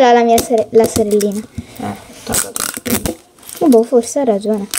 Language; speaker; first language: Italian; native; Italian